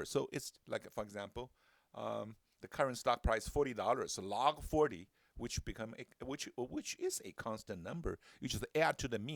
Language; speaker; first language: English; non-native, fluent; Chinese